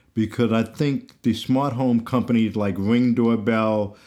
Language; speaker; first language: English; native; English